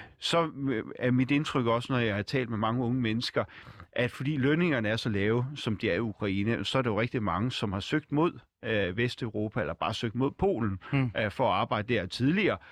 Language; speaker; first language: Danish; native; Danish